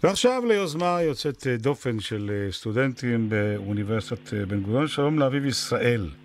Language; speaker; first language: Hebrew; native; Hebrew